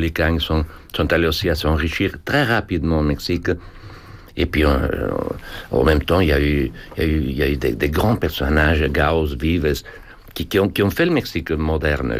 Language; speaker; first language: French; non-native, fluent; Spanish